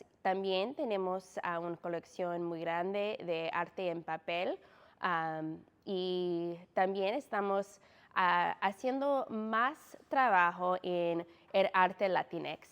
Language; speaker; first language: Spanish; non-native, fluent; English